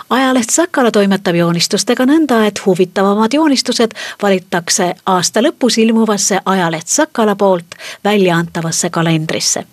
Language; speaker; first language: Estonian; native; Estonian